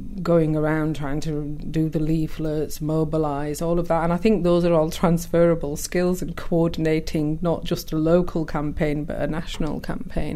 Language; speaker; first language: English; early bilingual, other home language; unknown